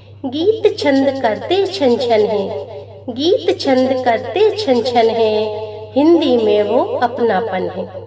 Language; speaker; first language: Hindi; native; Hindi